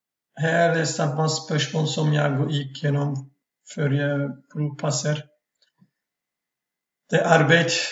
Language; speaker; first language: Norwegian; non-native, fluent; Turkish